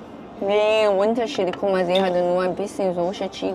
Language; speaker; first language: German; non-native, learner; Chinese